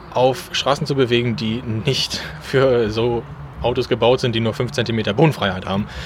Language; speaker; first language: German; native; German